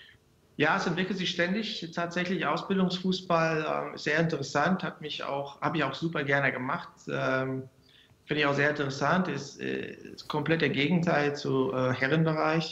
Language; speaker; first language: German; non-native, fluent; English